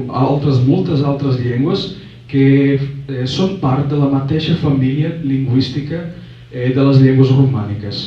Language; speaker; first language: Catalan; non-native, fluent; Portuguese